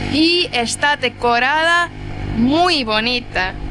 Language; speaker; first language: Spanish; non-native, fluent; Estonian